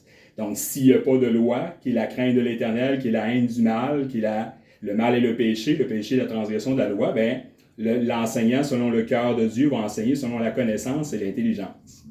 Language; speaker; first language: French; native; French